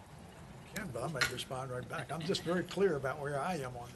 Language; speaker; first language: English; native; English